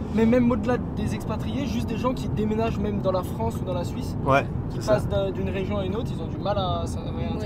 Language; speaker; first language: French; native; French